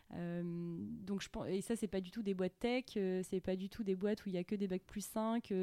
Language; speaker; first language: French; native; French